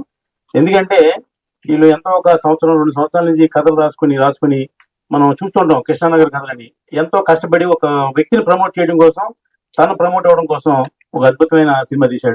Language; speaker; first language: Telugu; native; Telugu